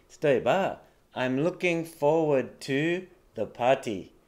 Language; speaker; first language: English; native; English